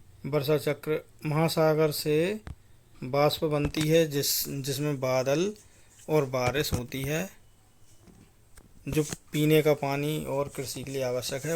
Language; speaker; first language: Hindi; native; Hindi